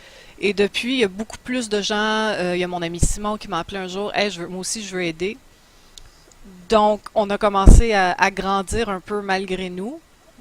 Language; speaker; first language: French; native; French